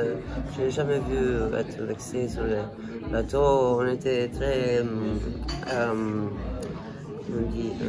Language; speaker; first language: French; non-native, fluent; Italian